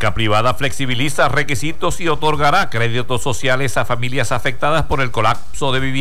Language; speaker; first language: Spanish; native; Spanish